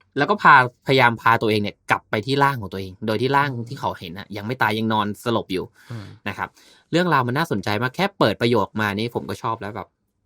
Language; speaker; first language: Thai; native; Thai